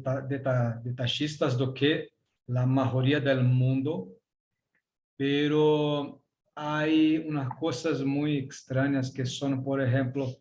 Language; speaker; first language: Spanish; non-native, learner; Portuguese